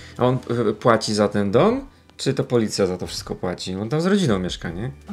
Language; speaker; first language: Polish; native; Polish